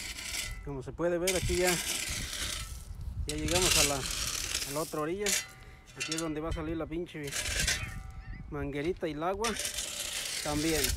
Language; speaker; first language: Spanish; native; Spanish